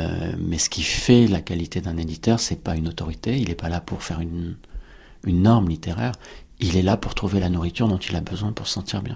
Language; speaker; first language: French; native; French